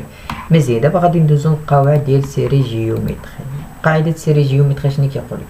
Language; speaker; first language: Arabic; native; Arabic